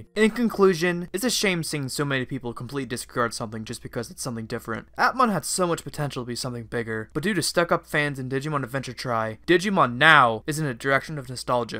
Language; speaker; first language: English; native; English